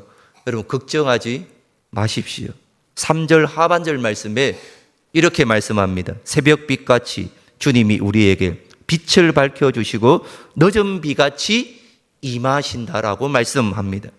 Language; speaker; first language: Korean; native; Korean